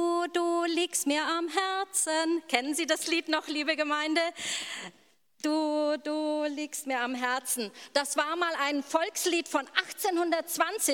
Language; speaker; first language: German; native; German